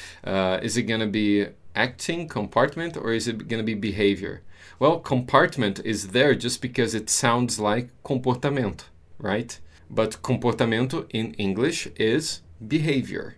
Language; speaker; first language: English; non-native, fluent; Portuguese